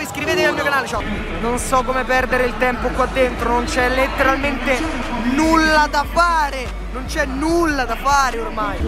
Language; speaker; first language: Italian; native; Italian